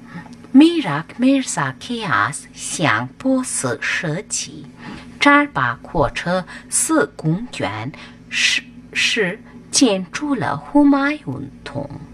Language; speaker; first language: Chinese; non-native, fluent; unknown